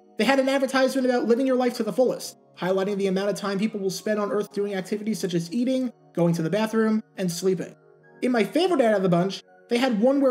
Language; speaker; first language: English; native; English